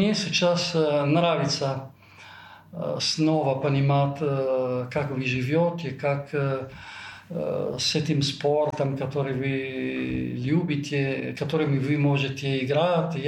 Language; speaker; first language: Russian; non-native, fluent; Italian